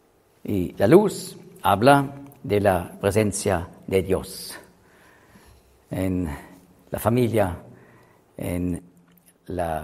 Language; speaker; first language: Spanish; non-native, learner; German